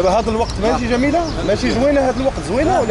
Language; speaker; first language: Arabic; early bilingual, heritage; Arabic